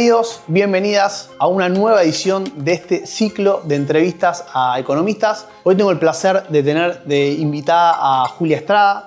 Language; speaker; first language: Spanish; native; Spanish